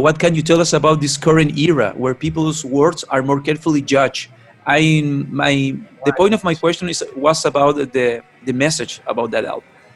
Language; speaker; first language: English; non-native, fluent; Spanish